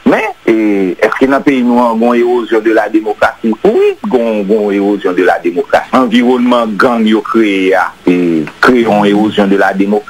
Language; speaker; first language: French; non-native, local second language; Haitian Creole